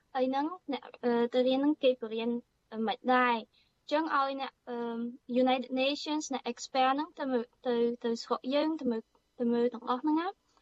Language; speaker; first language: Khmer; early bilingual, heritage; Khmer